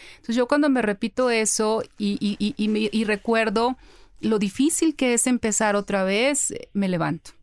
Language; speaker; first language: Spanish; native; Spanish